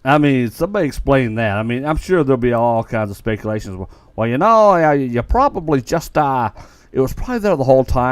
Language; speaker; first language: English; native; English